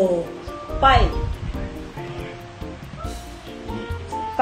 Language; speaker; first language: Japanese; non-native, learner; Filipino